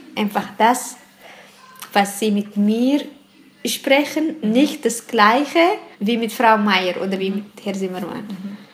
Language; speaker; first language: German; non-native, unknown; Tigrinya